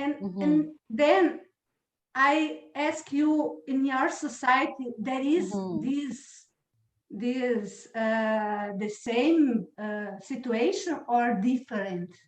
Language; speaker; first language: English; non-native, learner; Portuguese